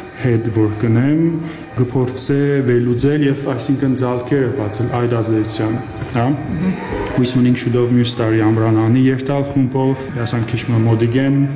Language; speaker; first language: Armenian; early bilingual, heritage; Armenian